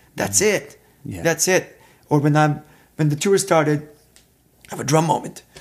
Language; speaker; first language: English; non-native, fluent; Serbian